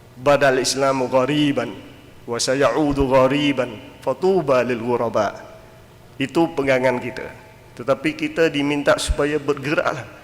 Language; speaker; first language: Malay; non-native, fluent; Western Cham